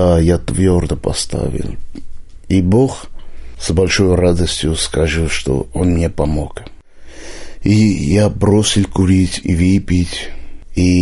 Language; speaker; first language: Russian; non-native, local second language; Armenian